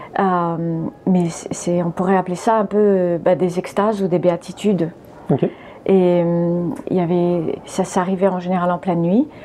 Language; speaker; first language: French; early bilingual, other home language; English